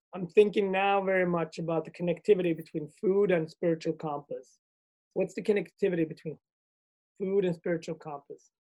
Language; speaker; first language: English; early bilingual, other home language; Swedish